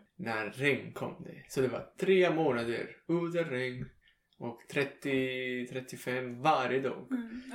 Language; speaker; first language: Swedish; non-native, learner; Italian